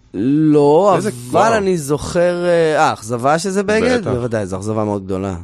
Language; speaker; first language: Hebrew; native; Hebrew